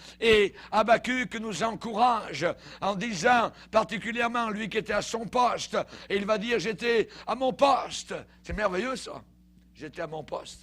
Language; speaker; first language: French; native; French